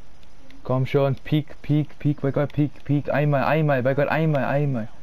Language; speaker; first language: German; native; German